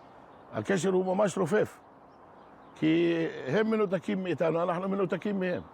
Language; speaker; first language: Hebrew; non-native, local second language; Arabic